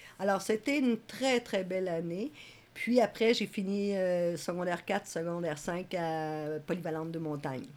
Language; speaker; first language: French; native; French